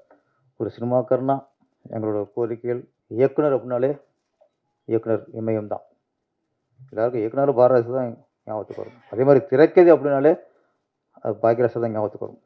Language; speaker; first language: Tamil; native; Tamil